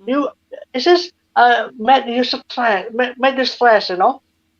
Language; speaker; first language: English; non-native, learner; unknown